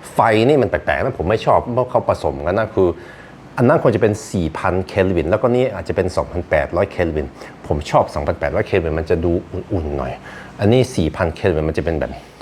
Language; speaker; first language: Thai; non-native, fluent; Norwegian